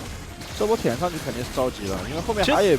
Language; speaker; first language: Chinese; native; Chinese